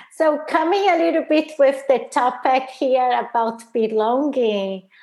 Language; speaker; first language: English; non-native, fluent; Portuguese